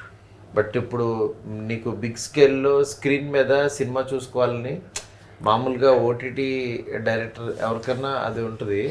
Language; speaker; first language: Telugu; native; Telugu